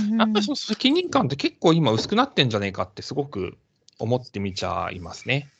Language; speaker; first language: Japanese; native; Japanese